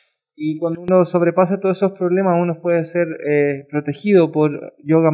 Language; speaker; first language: Spanish; native; Spanish